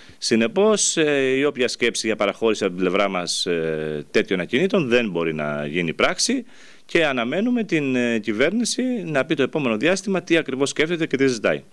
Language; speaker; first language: Greek; native; Greek